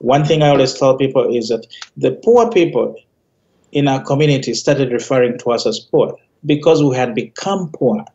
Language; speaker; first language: English; non-native, local second language; Ganda